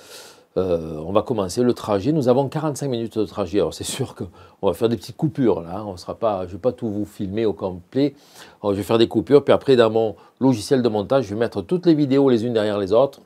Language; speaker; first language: French; native; French